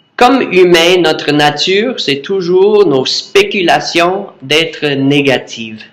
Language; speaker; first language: French; non-native, learner; English